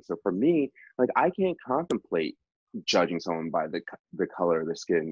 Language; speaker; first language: English; native; English